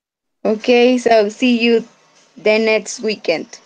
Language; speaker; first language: English; non-native, fluent; Spanish